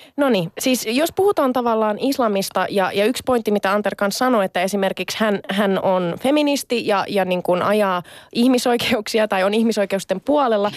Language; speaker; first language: Finnish; early bilingual, other home language; Sinhala